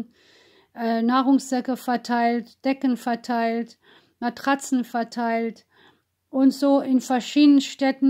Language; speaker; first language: German; non-native, fluent; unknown